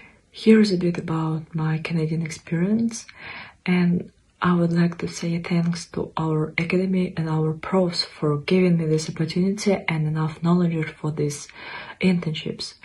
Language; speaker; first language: English; non-native, fluent; Ukrainian